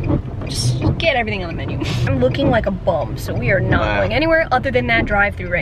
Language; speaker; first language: English; native; English